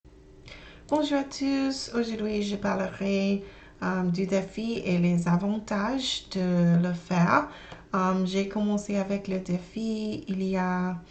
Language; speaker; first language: French; non-native, learner; English